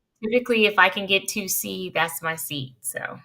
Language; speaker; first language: English; native; English